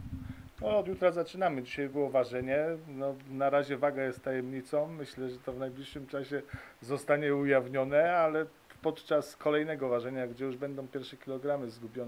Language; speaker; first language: Polish; native; Polish